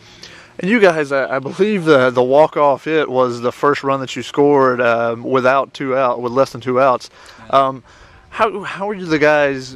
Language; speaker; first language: English; native; English